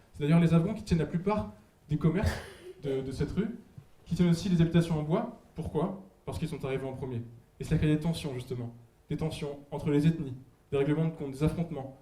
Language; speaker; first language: French; native; French